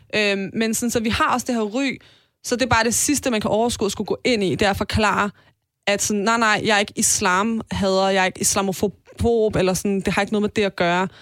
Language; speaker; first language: Danish; early bilingual, other home language; Persian